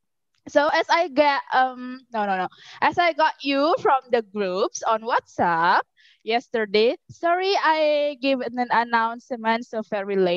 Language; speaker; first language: English; non-native, learner; Indonesian